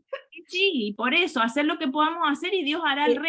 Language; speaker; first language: Spanish; native; Spanish